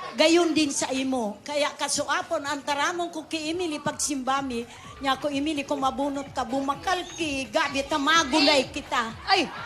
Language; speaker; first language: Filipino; non-native, local second language; Bikol